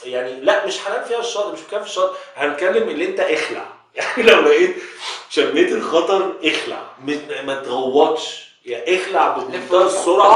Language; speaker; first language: Arabic; native; Arabic